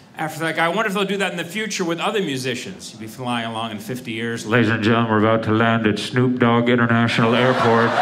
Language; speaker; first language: English; native; English